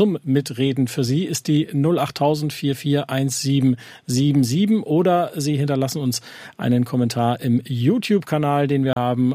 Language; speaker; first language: German; native; German